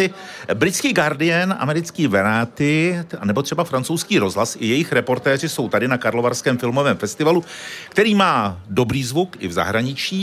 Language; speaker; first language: Czech; native; Czech